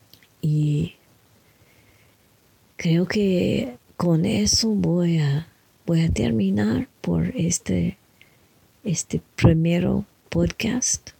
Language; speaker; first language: Spanish; non-native, learner; English